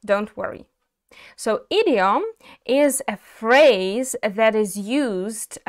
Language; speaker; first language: English; non-native, fluent; Ukrainian